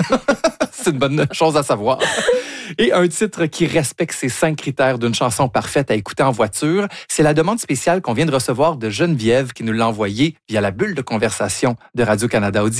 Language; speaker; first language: French; native; French